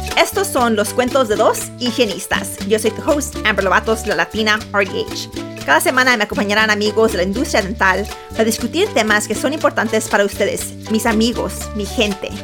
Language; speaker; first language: Spanish; early bilingual, heritage; English